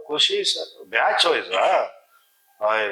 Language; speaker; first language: Telugu; non-native, learner; Kannada